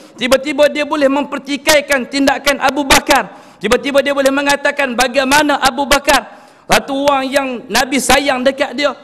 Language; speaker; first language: Malay; native; Malay